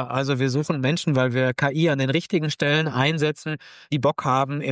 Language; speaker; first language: German; native; German